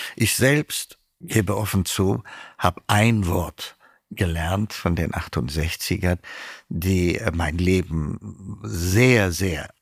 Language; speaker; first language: German; non-native, fluent; Amharic